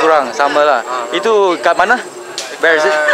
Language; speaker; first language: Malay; non-native, local second language; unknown